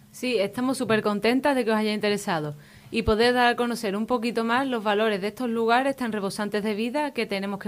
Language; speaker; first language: Spanish; native; Spanish